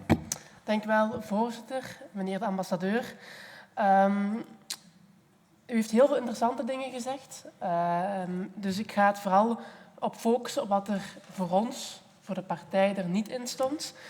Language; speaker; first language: Dutch; native; Dutch